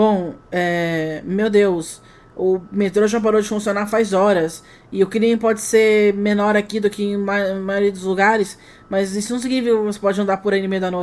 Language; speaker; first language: Portuguese; native; Portuguese